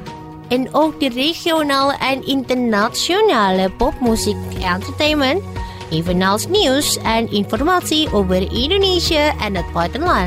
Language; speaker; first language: Dutch; non-native, fluent; Indonesian